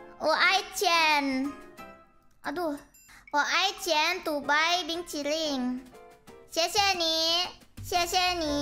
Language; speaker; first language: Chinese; non-native, learner; Indonesian